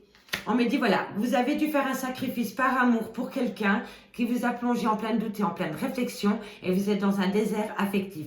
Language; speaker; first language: French; native; French